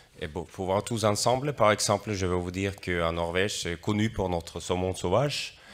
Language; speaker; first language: French; non-native, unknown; Norwegian